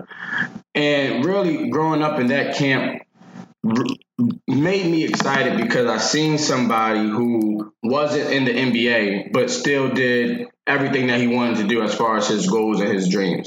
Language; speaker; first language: English; native; English